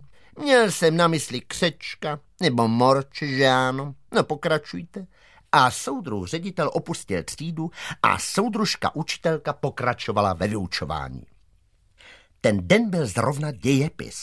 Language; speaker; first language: Czech; native; Czech